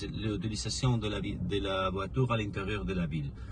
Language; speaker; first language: French; non-native, learner; Spanish